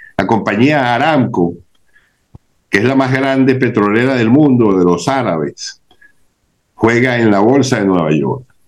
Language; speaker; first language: Spanish; native; Spanish